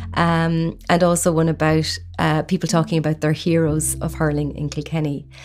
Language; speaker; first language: English; native; English